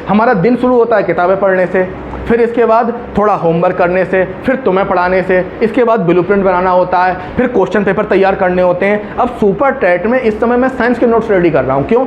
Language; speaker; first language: Hindi; native; Hindi